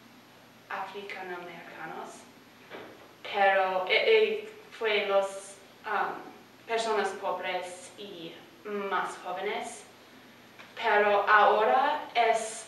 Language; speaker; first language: Spanish; non-native, learner; English